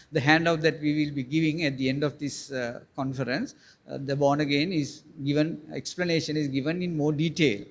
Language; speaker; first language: English; non-native, local second language; Sinhala